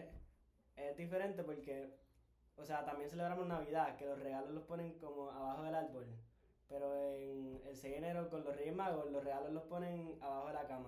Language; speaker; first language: Spanish; native; Spanish